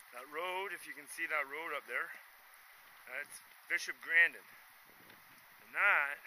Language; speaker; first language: English; native; English